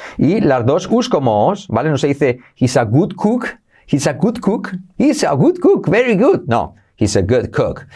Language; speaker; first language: English; non-native, fluent; Spanish